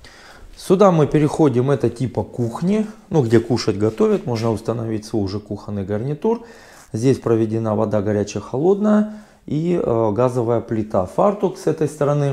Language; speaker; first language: Russian; native; Russian